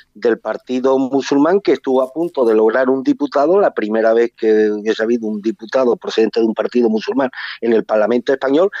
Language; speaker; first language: Spanish; native; Spanish